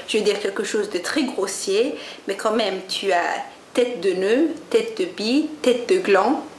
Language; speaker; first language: French; early bilingual, other home language; Persian